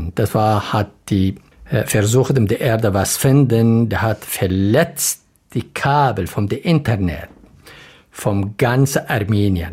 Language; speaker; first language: German; non-native, learner; Arabic